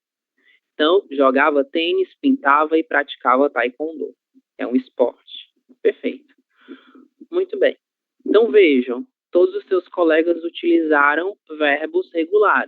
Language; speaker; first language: Portuguese; non-native, fluent; Spanish